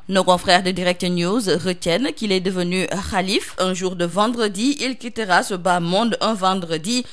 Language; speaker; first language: French; non-native, local second language; Wolof